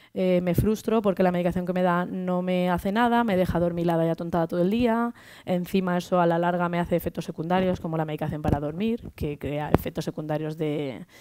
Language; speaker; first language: Spanish; native; Spanish